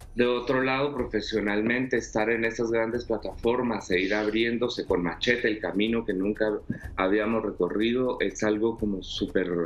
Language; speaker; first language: Spanish; native; Spanish